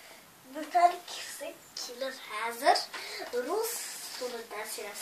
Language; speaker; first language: Turkish; non-native, learner; Tatar